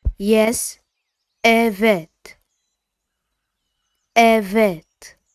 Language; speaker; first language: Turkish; non-native, fluent; Arabic